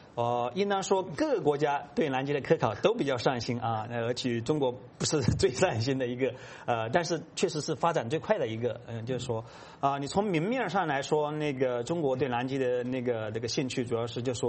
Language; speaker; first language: Chinese; native; Chinese